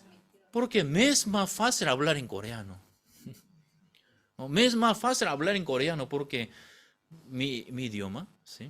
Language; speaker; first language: Spanish; non-native, fluent; Korean